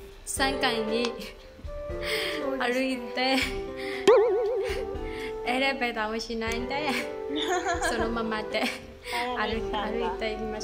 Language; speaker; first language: Japanese; non-native, learner; Burmese